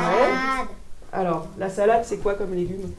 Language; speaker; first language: French; native; French